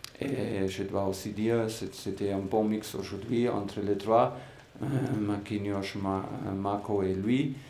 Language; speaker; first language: French; non-native, fluent; German